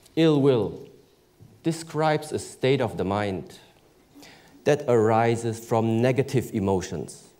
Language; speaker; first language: English; early bilingual, other home language; German